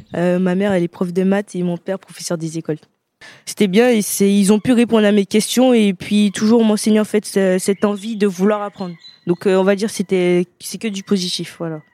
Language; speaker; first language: French; native; French